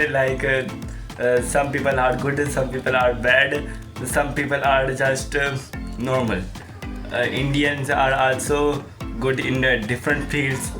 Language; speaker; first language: English; non-native, local second language; Urdu